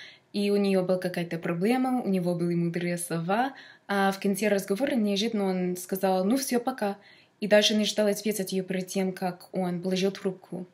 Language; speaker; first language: Russian; non-native, fluent; English